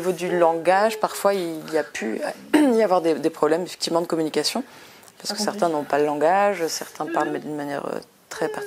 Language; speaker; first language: French; native; French